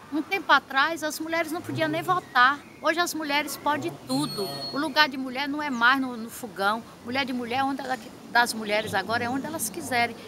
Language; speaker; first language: Portuguese; native; Portuguese